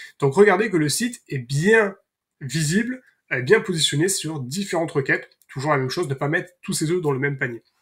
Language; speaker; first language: French; native; French